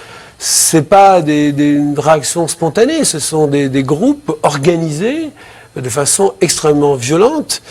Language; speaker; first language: French; native; French